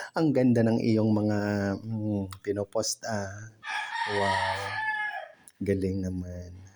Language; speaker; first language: Filipino; non-native, local second language; Waray